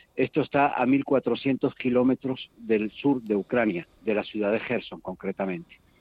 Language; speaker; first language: Spanish; native; Spanish